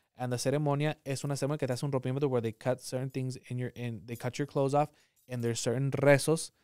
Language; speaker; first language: English; early bilingual, other home language; Spanish